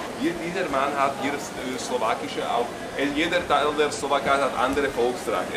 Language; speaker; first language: German; non-native, learner; Slovak